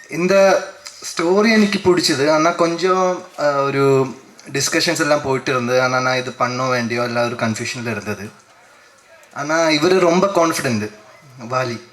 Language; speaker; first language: Tamil; non-native, learner; Malayalam